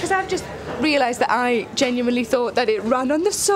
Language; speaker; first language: English; native; English